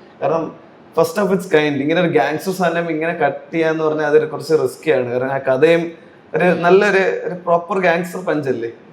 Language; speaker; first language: Malayalam; native; Malayalam